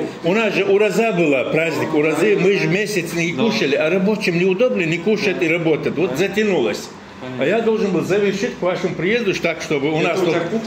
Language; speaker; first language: Russian; non-native, local second language; Chechen